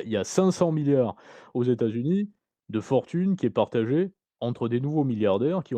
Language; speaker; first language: French; native; French